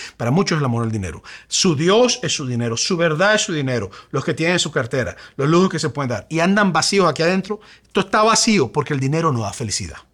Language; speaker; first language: Spanish; native; Spanish